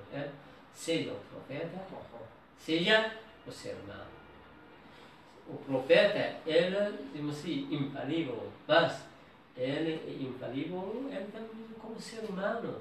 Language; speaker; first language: Portuguese; non-native, learner; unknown